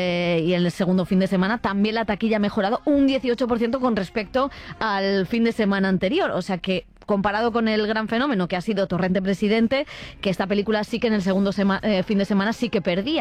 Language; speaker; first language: Spanish; native; Spanish